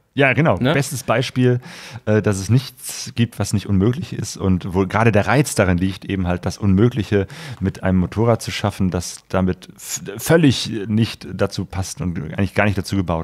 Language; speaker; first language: German; native; German